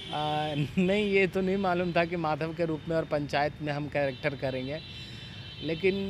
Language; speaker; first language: Hindi; native; Hindi